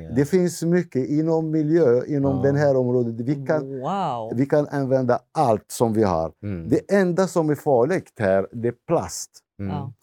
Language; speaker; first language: Swedish; non-native, fluent; Arabic